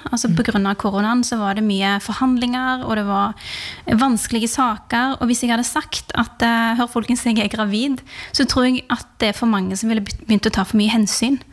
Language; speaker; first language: Norwegian; early bilingual, other home language; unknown